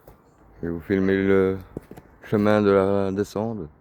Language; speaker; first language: French; native; French